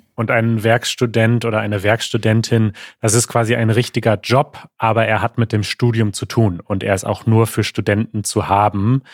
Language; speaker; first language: German; native; German